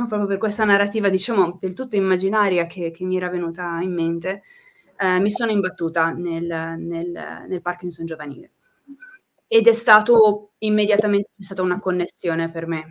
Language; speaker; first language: Italian; native; Italian